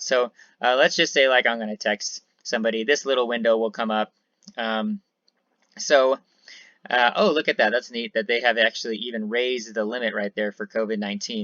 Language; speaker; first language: English; native; English